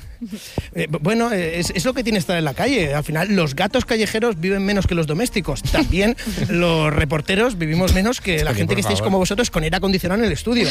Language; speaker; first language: Spanish; native; Spanish